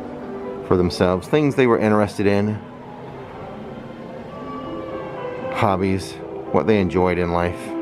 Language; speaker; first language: English; native; English